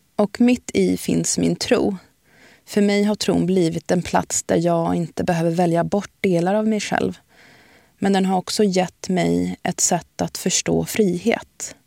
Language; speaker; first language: Swedish; early bilingual, other home language; Arabic